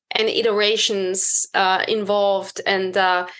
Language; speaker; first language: English; non-native, fluent; German